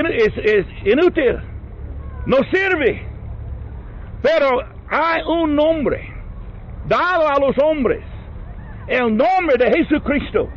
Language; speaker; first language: Spanish; non-native, learner; English